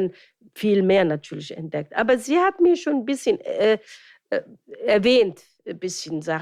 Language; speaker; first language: German; non-native, fluent; Arabic